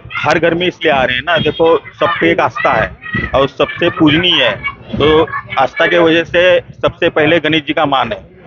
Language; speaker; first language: Hindi; non-native, local second language; Marathi